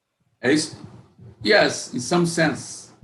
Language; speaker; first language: English; non-native, fluent; Portuguese